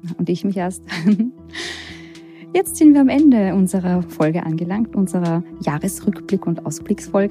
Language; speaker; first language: German; native; German